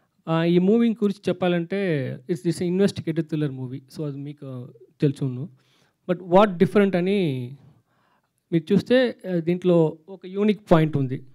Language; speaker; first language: Telugu; non-native, learner; Tamil